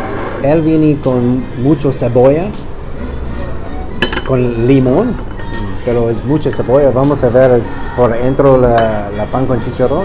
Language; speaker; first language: Spanish; non-native, learner; English